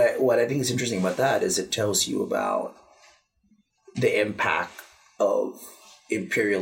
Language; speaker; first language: English; non-native, local second language; Filipino